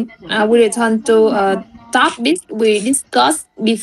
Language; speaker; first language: English; non-native, learner; Vietnamese